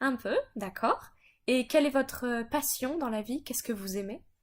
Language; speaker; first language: French; native; French